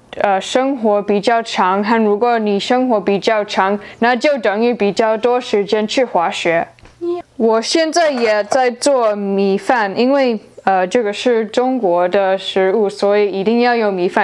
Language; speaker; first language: Chinese; non-native, learner; English